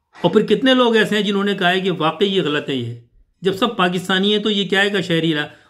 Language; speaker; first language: Urdu; native; Urdu